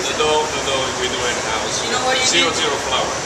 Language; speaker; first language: English; non-native, fluent; Italian